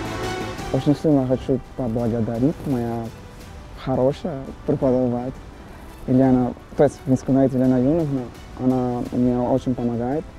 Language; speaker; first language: Russian; non-native, learner; Portuguese